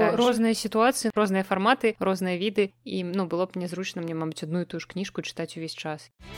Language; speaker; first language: Belarusian; non-native, local second language; Russian